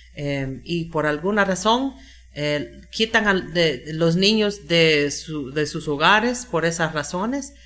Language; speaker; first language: Spanish; non-native, fluent; English